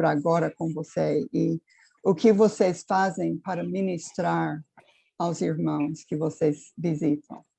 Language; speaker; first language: Portuguese; non-native, fluent; English